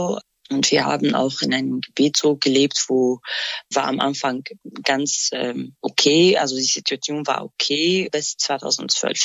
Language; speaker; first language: German; non-native, fluent; Kurdish